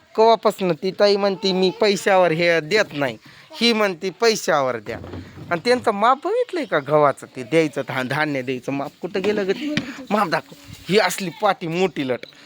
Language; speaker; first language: Marathi; native; Marathi